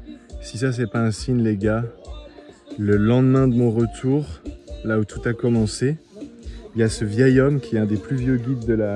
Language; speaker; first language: French; native; French